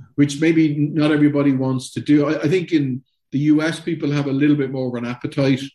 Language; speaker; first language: English; native; English